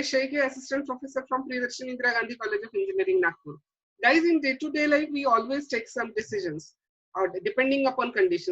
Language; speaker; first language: English; non-native, local second language; Marathi